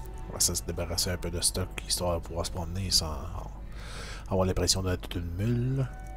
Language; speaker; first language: French; native; French